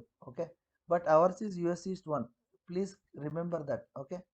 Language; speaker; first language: English; non-native, local second language; Kannada